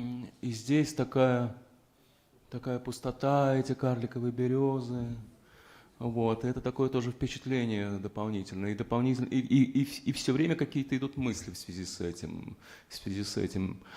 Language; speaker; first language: Russian; native; Russian